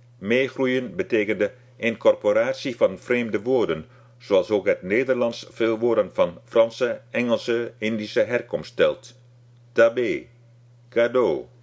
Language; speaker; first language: Dutch; non-native, local second language; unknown